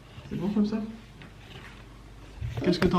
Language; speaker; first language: French; native; French